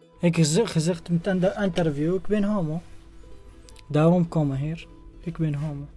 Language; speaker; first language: Dutch; non-native, learner; Arabic